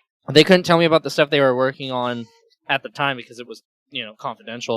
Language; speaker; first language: English; native; English